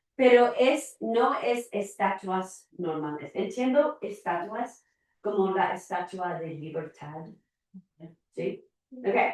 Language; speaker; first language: Spanish; non-native, learner; English